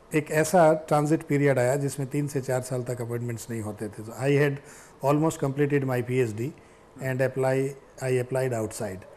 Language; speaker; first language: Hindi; native; Hindi